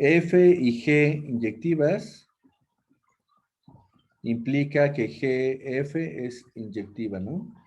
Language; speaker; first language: Spanish; native; Spanish